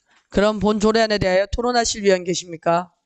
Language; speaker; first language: Korean; native; Korean